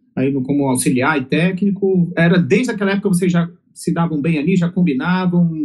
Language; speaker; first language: Portuguese; native; Portuguese